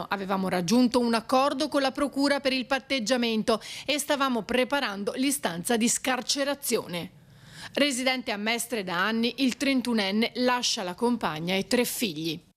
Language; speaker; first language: Italian; native; Italian